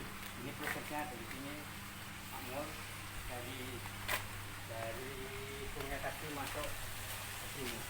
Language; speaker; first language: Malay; non-native, local second language; Javanese